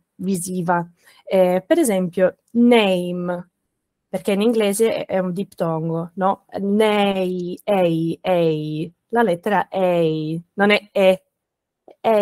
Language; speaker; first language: Italian; non-native, fluent; English